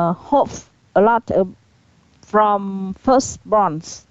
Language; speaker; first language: English; non-native, learner; Vietnamese